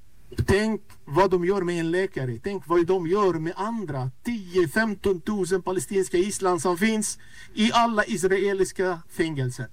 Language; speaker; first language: Swedish; non-native, fluent; Arabic